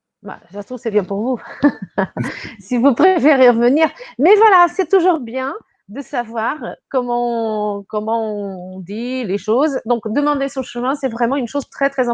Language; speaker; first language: French; non-native, fluent; Portuguese